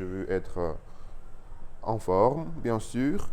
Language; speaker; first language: French; non-native, learner; Russian